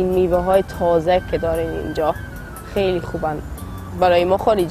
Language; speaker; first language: Persian; non-native, learner; Swedish